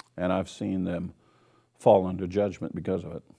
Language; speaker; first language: English; native; English